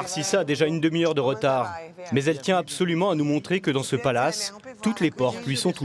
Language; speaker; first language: French; native; French